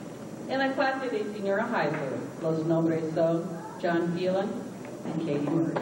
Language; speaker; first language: Spanish; non-native, fluent; English